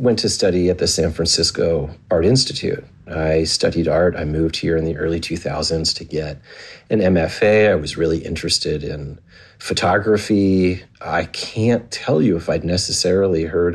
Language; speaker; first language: English; native; English